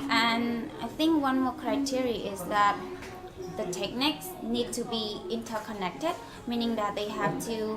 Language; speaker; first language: English; non-native, learner; Khmer